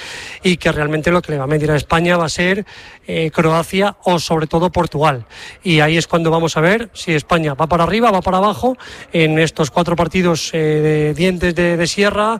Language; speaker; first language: Spanish; native; Spanish